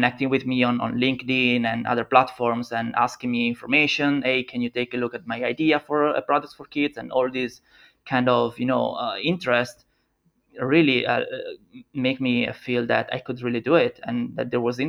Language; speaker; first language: English; non-native, fluent; Italian